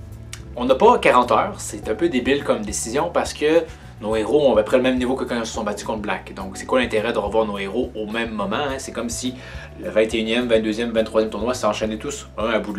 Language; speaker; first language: French; native; French